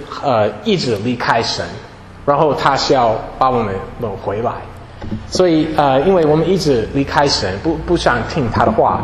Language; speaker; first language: Chinese; non-native, fluent; English